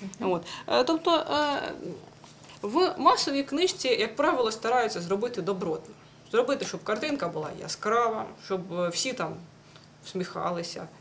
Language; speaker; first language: Ukrainian; native; Ukrainian